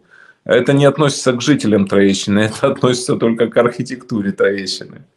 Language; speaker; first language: Russian; native; Russian